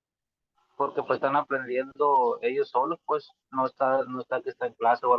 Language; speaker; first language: Spanish; native; Spanish